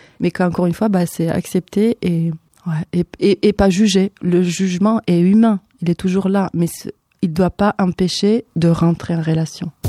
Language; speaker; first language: French; native; French